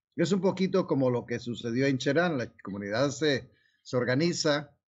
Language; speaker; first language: Spanish; native; Spanish